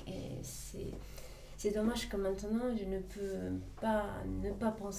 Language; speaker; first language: French; non-native, fluent; Japanese